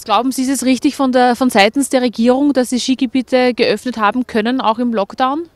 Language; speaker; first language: German; native; German